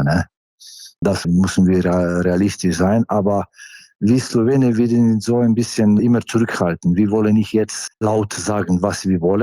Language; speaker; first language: German; non-native, fluent; Slovenian